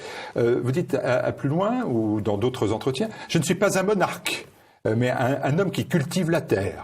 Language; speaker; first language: French; native; French